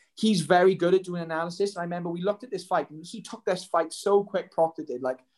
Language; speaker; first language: English; native; English